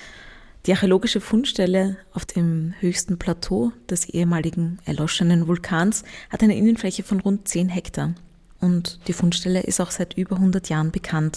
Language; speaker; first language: German; native; German